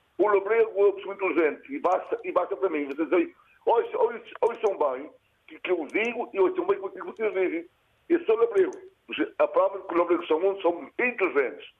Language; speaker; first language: Portuguese; native; Portuguese